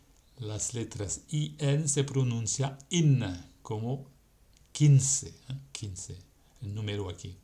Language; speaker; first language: Spanish; non-native, fluent; French